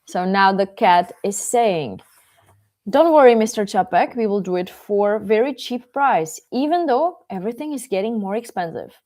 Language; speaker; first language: English; non-native, fluent; Czech